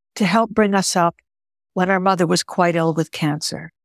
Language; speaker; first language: English; early bilingual, other home language; Greek